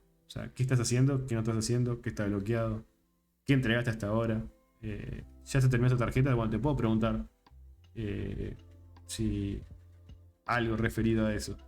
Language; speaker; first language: Spanish; native; Spanish